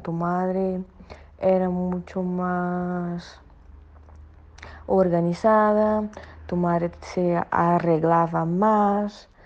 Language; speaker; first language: Spanish; non-native, fluent; Portuguese